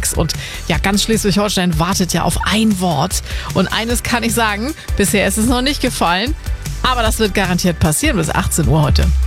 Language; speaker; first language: German; native; German